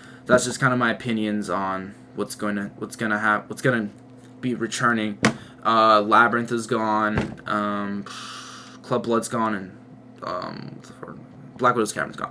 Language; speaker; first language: English; native; English